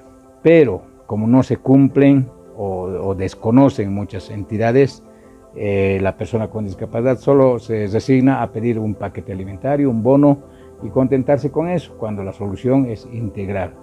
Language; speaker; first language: Spanish; native; Spanish